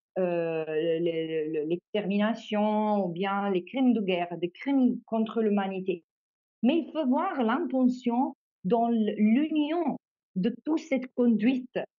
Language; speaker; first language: French; non-native, fluent; Italian